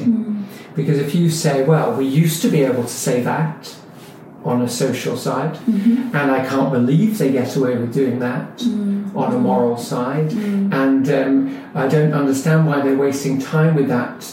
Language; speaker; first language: English; native; English